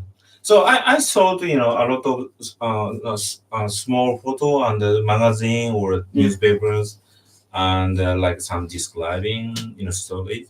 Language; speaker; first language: English; non-native, learner; Japanese